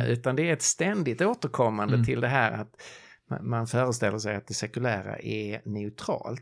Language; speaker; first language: Swedish; native; Swedish